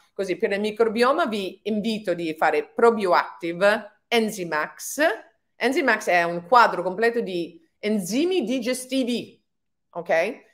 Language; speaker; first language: Italian; non-native, fluent; English